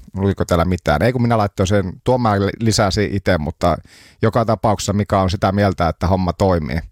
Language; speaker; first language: Finnish; native; Finnish